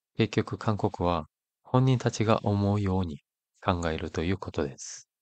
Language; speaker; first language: Japanese; non-native, fluent; Korean